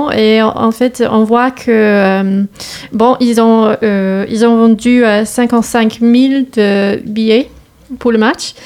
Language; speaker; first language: French; non-native, learner; English